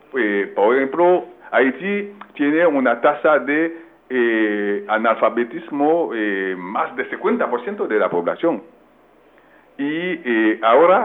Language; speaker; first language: Spanish; non-native, local second language; Haitian Creole